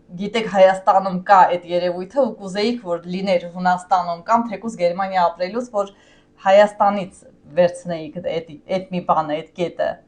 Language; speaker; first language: Armenian; native; Armenian